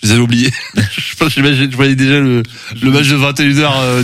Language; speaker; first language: French; native; French